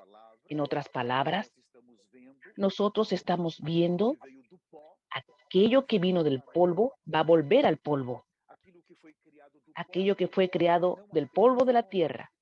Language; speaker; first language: Spanish; non-native, fluent; Portuguese